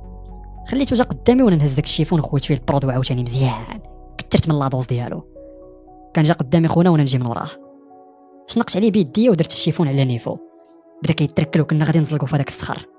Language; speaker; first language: Arabic; native; Arabic